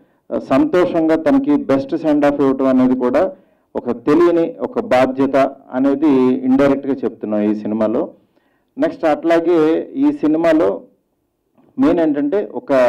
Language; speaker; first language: Telugu; native; Telugu